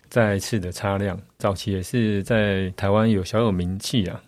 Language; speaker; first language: Chinese; native; Chinese